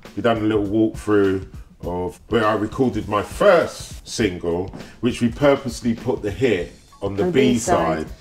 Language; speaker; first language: English; native; English